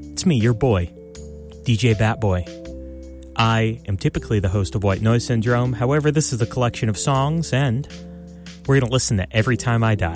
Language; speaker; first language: English; native; English